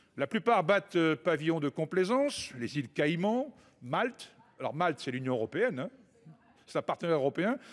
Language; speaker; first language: French; native; French